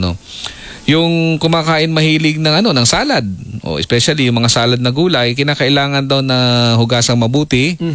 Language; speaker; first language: Filipino; non-native, local second language; Cebuano